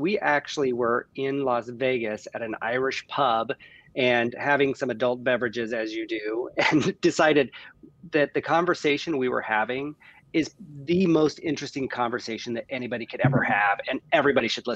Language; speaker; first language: English; native; English